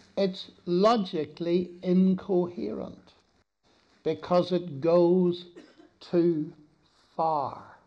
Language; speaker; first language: English; native; English